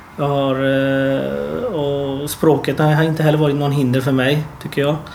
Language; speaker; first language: Swedish; early bilingual, other home language; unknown